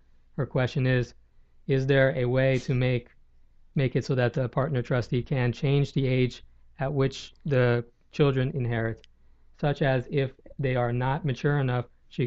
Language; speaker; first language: English; native; English